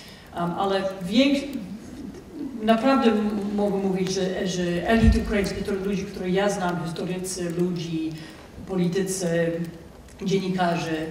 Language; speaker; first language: Polish; non-native, fluent; English